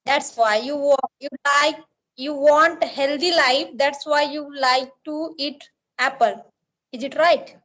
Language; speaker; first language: English; non-native, learner; Marathi